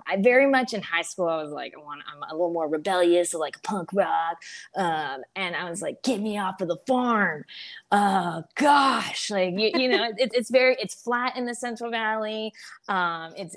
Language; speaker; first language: English; native; English